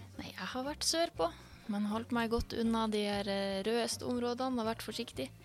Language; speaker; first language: Norwegian; native; Norwegian